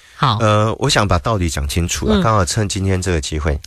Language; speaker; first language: Chinese; native; Chinese